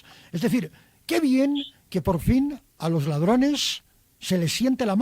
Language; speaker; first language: Spanish; native; Spanish